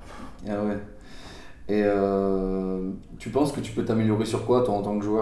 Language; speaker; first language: French; native; French